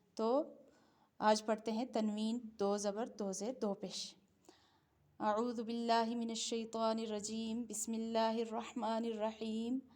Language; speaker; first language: Urdu; native; Urdu